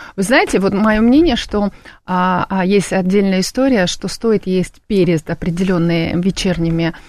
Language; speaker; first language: Russian; native; Russian